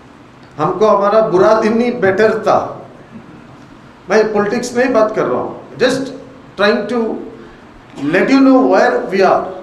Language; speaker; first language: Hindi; non-native, local second language; Urdu